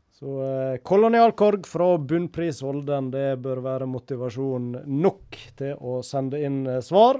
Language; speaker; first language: Norwegian; native; Norwegian